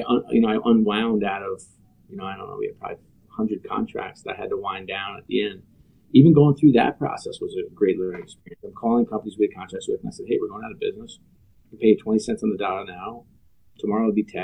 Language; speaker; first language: English; native; English